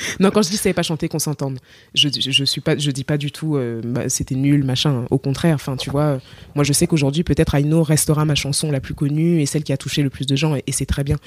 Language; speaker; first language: French; native; French